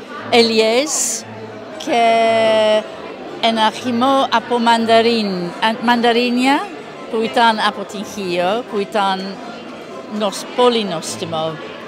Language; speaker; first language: Greek; non-native, learner; English